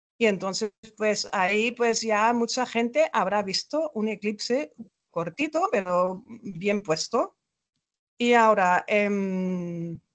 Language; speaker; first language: Spanish; non-native, fluent; German